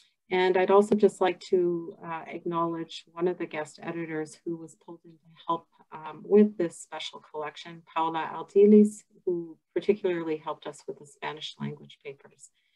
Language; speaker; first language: English; native; English